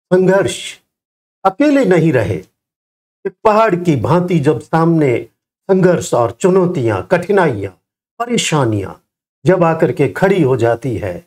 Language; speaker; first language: Hindi; native; Hindi